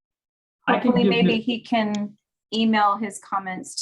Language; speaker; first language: English; native; English